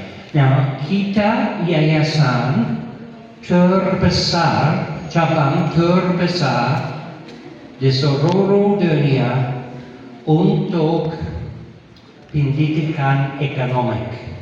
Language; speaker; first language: Indonesian; non-native, fluent; English